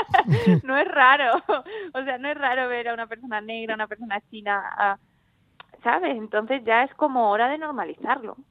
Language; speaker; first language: Spanish; native; Spanish